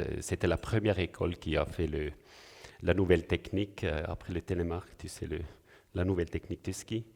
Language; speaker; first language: French; non-native, local second language; German